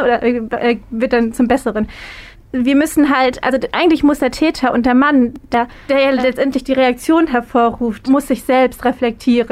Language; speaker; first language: German; native; German